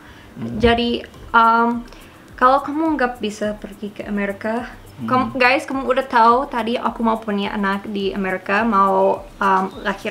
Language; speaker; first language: Indonesian; non-native, learner; English